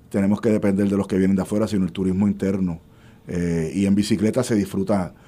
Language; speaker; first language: Spanish; native; Spanish